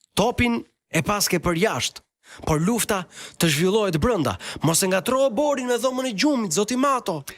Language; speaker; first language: Albanian; native; Albanian